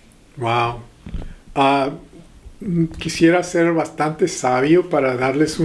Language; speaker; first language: Spanish; early bilingual, heritage; Spanish